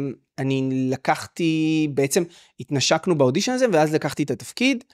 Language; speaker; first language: Hebrew; native; Hebrew